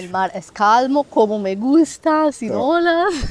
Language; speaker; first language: Spanish; non-native, fluent; Italian